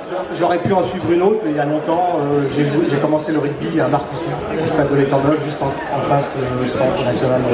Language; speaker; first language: French; native; French